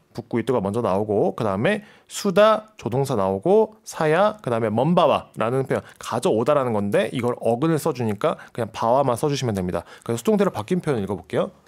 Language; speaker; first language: Korean; native; Korean